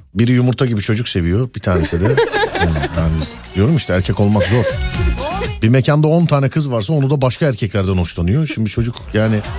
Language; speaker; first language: Turkish; native; Turkish